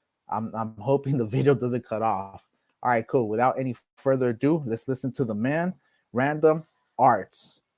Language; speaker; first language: English; native; English